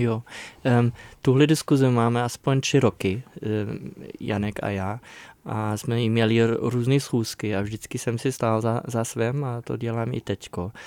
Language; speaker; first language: Czech; non-native, fluent; German